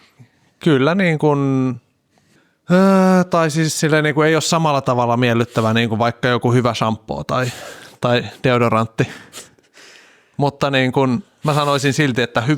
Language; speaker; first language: Finnish; native; Finnish